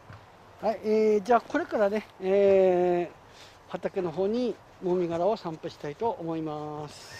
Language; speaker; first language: Japanese; native; Japanese